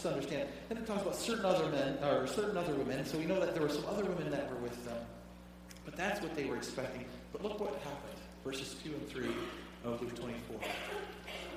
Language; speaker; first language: English; native; English